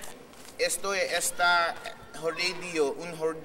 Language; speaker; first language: Spanish; non-native, learner; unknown